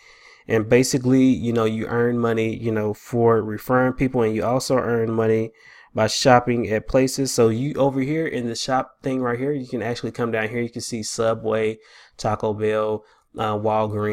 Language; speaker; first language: English; native; English